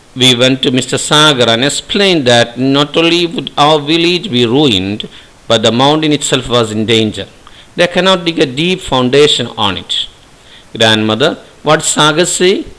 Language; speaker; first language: English; non-native, local second language; Malayalam